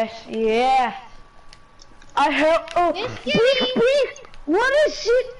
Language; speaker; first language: English; non-native, learner; Slovak